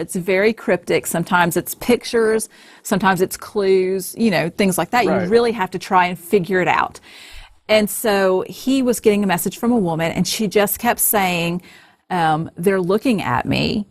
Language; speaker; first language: English; native; English